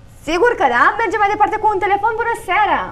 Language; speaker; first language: Romanian; native; Romanian